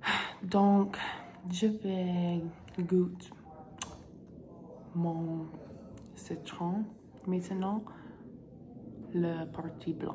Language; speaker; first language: French; non-native, learner; English